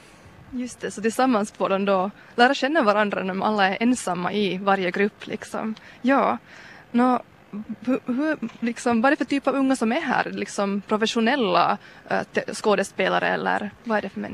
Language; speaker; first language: Swedish; native; Swedish